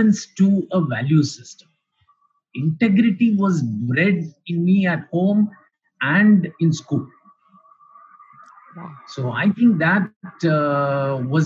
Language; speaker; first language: English; non-native, local second language; Malayalam